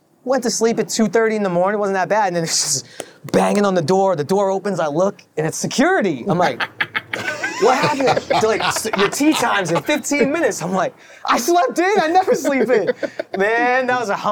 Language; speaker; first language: English; native; English